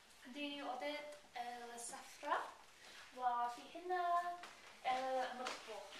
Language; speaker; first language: Arabic; non-native, learner; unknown